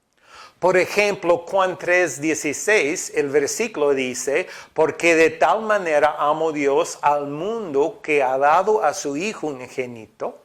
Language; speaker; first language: Spanish; non-native, fluent; English